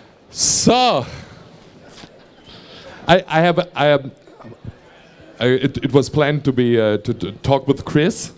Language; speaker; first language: English; non-native, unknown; German